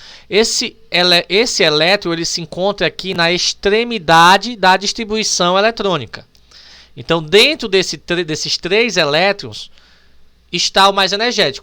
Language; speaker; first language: Portuguese; native; Portuguese